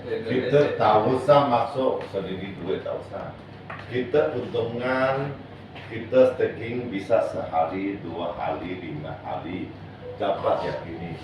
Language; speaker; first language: Indonesian; non-native, learner; Chinese